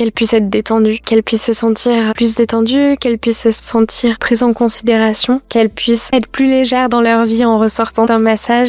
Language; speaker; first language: French; native; French